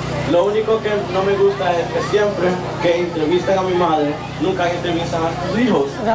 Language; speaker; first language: Spanish; early bilingual, heritage; Spanish